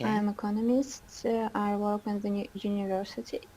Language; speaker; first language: English; non-native, learner; Russian